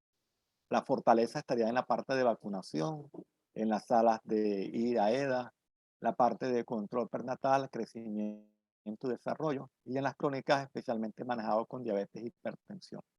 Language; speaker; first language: Spanish; native; Spanish